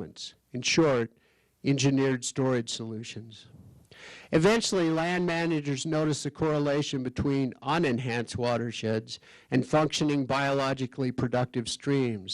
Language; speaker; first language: English; native; English